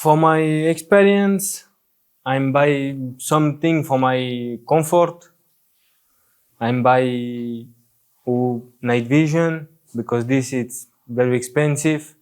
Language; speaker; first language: English; non-native, learner; French